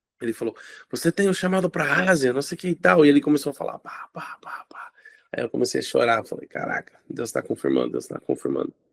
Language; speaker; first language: Portuguese; non-native, fluent; English